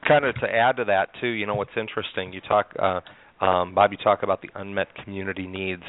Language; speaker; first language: English; native; English